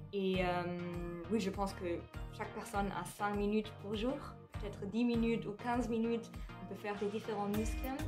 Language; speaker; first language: French; non-native, fluent; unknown